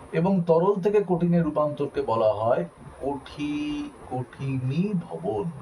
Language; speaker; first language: Bangla; native; Bangla